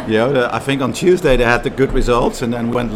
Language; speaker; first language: English; non-native, fluent; Dutch